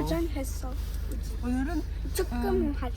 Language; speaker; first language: Korean; early bilingual, heritage; French